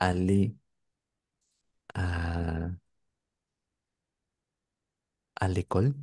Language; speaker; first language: French; non-native, learner; Spanish